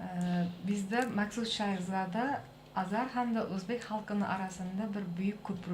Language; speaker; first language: Turkish; non-native, learner; Uzbek